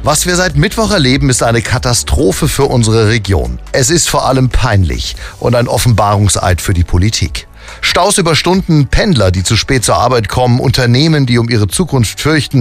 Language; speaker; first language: German; native; German